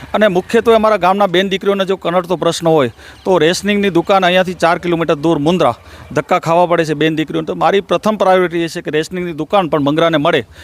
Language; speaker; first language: Gujarati; native; Gujarati